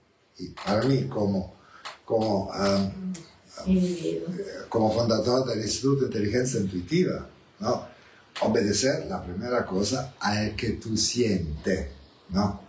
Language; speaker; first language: Spanish; non-native, learner; Italian